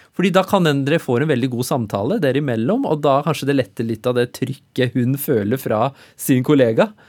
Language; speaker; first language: Norwegian; early bilingual, other home language; Urdu